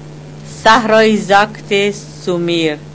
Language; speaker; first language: German; non-native, learner; Persian